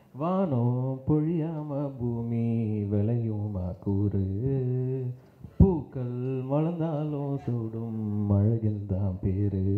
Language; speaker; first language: Tamil; native; Tamil